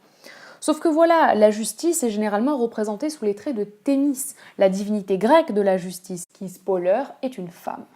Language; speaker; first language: French; native; French